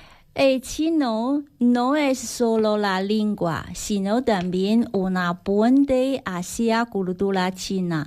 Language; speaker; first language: Spanish; non-native, learner; Chinese